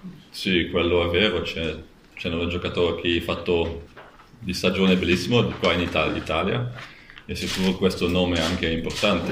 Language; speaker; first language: Italian; non-native, learner; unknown